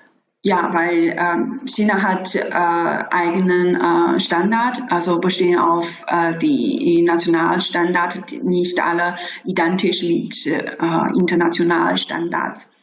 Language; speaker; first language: German; non-native, fluent; Chinese